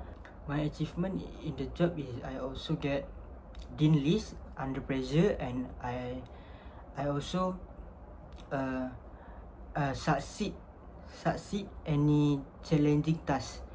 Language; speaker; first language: English; non-native, learner; Malay